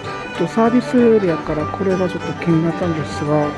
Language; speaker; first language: Japanese; non-native, fluent; Korean